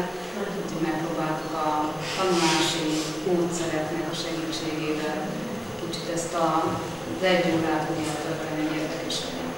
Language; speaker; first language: Hungarian; native; Hungarian